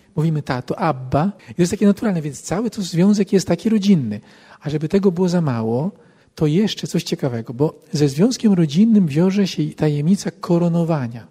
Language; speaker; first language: Polish; native; Polish